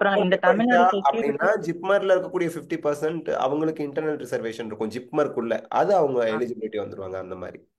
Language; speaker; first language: Tamil; native; Tamil